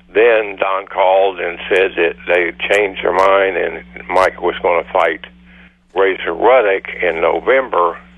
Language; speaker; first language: English; native; English